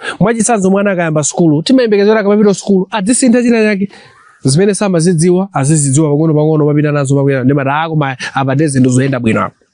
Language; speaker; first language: Nyanja; non-native, local second language; Tumbuka